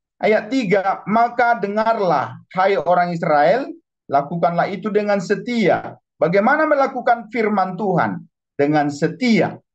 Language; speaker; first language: Indonesian; non-native, local second language; Batak Toba